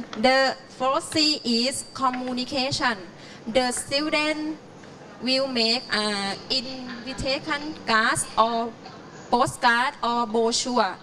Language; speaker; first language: English; non-native, learner; Thai